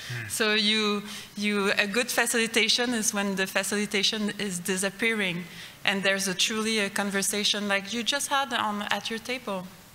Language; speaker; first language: English; non-native, fluent; French